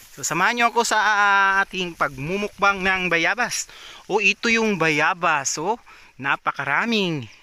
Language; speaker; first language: Filipino; non-native, local second language; Cebuano